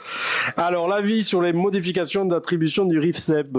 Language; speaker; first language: French; native; French